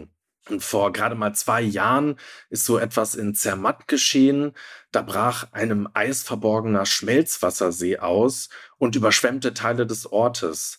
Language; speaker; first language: German; native; German